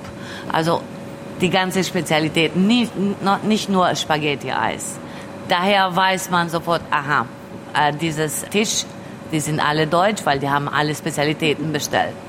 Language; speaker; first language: German; early bilingual, other home language; Albanian